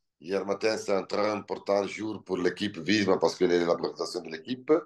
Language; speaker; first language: French; non-native, learner; Italian